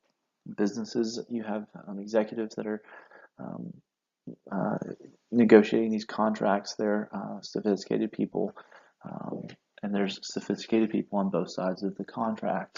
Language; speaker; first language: English; native; English